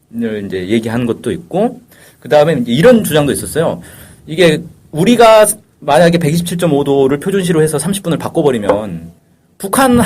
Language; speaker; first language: Korean; native; Korean